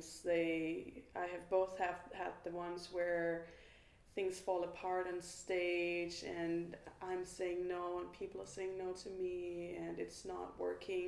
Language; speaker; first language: English; non-native, fluent; Danish